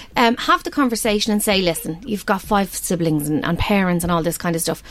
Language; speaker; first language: English; native; English